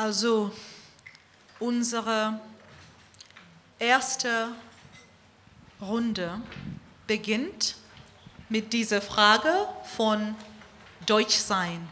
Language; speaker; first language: German; non-native, fluent; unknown